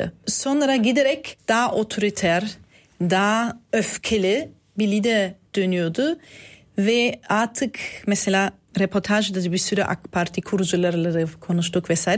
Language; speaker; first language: Turkish; non-native, fluent; German